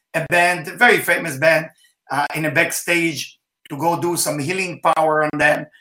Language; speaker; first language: English; non-native, fluent; Hebrew